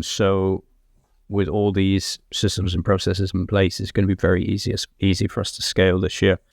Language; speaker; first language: English; native; English